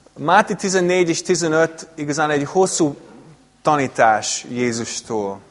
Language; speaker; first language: Hungarian; non-native, fluent; English